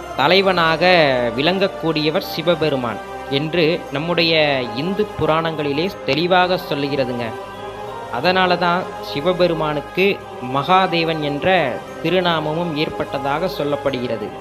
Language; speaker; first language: Tamil; native; Tamil